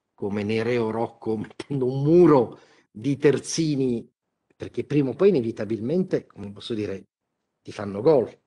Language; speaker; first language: Italian; native; Italian